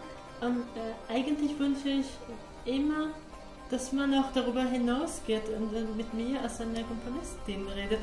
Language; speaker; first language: German; non-native, fluent; Persian